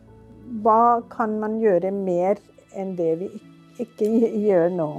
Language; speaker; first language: Norwegian; non-native, fluent; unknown